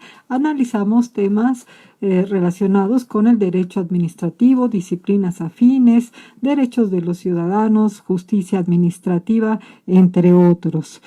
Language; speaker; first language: Spanish; native; Spanish